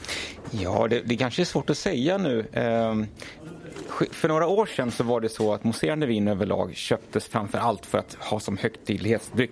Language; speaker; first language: Swedish; native; Swedish